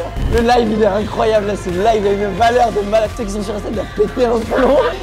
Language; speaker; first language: French; native; French